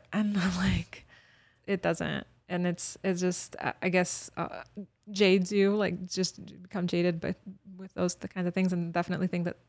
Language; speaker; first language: English; early bilingual, other home language; Bosnian